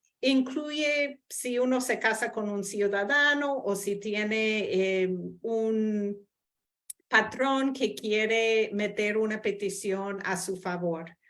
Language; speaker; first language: Spanish; non-native, fluent; English